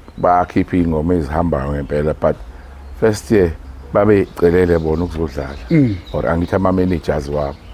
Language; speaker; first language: Zulu; native; Zulu